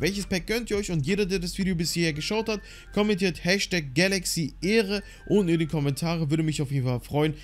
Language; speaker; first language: German; native; German